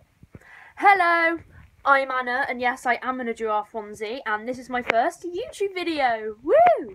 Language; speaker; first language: English; native; English